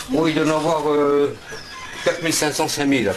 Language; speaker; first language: French; native; French